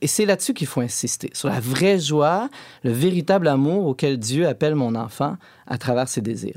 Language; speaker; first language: French; native; French